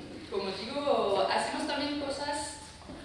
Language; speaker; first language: Spanish; non-native, fluent; French